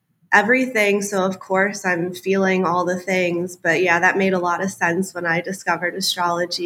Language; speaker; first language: English; native; English